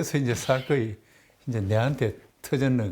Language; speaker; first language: Korean; native; Korean